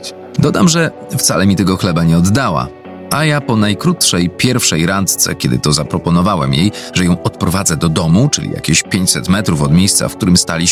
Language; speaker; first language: Polish; native; Polish